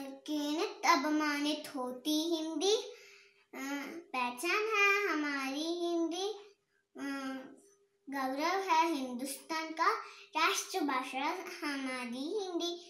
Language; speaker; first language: Hindi; non-native, local second language; Malayalam